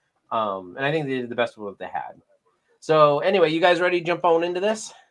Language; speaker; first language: English; native; English